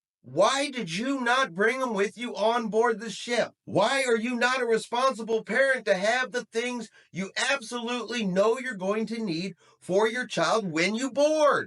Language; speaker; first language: English; native; English